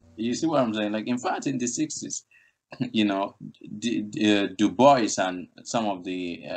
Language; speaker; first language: English; non-native, local second language; Igbo